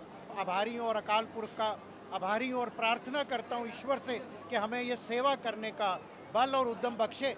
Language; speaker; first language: Hindi; native; Hindi